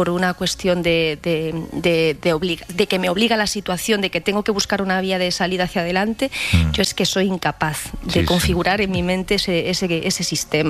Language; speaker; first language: Spanish; native; Spanish